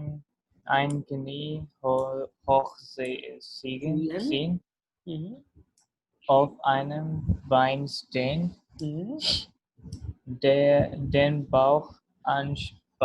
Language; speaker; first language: German; non-native, learner; Hindi